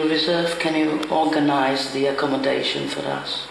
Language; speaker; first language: English; non-native, fluent; Czech